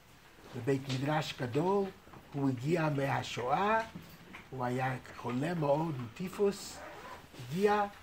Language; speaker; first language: Hebrew; non-native, fluent; English